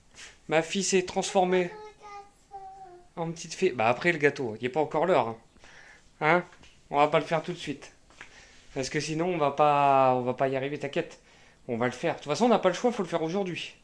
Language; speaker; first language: French; native; French